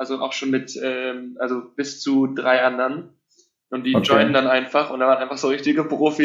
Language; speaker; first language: German; native; German